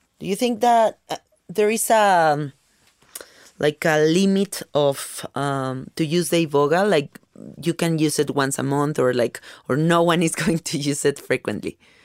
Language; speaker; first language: English; non-native, fluent; Spanish